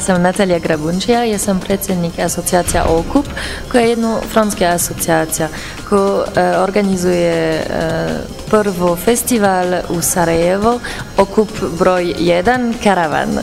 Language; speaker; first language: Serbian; non-native, learner; French